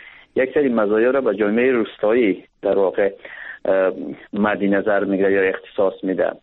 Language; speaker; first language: Persian; native; Persian